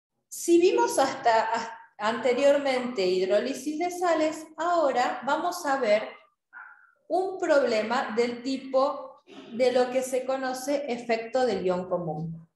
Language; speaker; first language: Spanish; native; Spanish